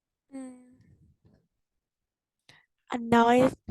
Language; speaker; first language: English; non-native, learner; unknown